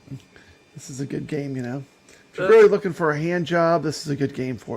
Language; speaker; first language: English; native; English